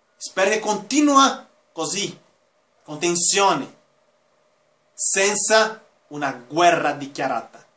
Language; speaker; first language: Italian; non-native, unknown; Spanish